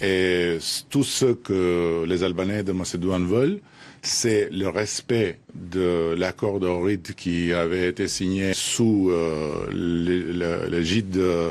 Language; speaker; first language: French; non-native, fluent; Albanian